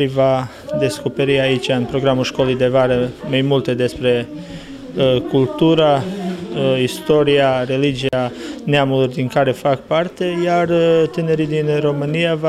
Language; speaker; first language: Romanian; early bilingual, heritage; Romanian